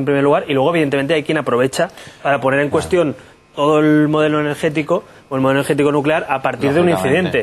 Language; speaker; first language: Spanish; native; Spanish